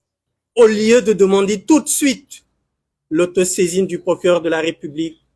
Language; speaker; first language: French; non-native, local second language; Wolof